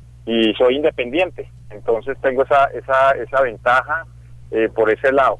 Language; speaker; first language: Spanish; native; Spanish